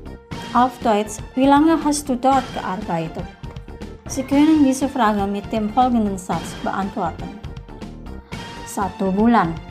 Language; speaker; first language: German; non-native, fluent; Indonesian